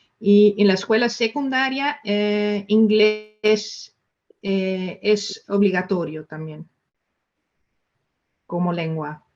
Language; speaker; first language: Spanish; non-native, fluent; Dutch